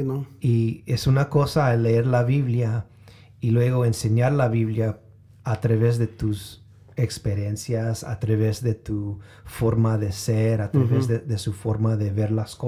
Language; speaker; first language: Spanish; early bilingual, heritage; Spanish